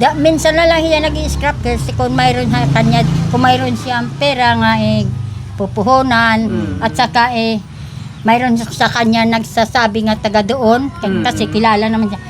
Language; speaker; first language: Filipino; non-native, local second language; Waray